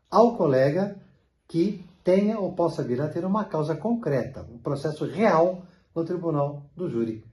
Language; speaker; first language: Portuguese; native; Portuguese